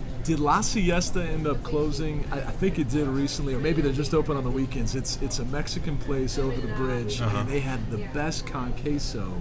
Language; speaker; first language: English; native; English